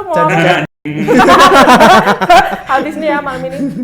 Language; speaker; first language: Indonesian; native; Indonesian